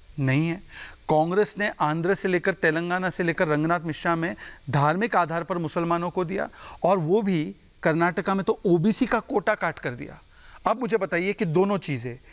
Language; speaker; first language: Hindi; native; Hindi